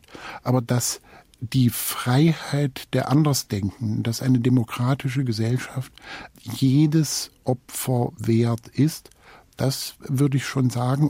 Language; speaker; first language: German; native; German